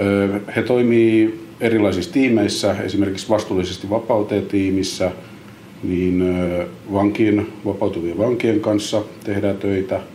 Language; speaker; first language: Finnish; native; Finnish